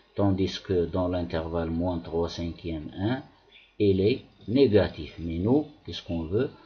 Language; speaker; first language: French; non-native, local second language; Arabic